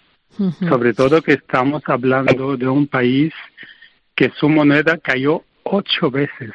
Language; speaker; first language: Spanish; non-native, fluent; Arabic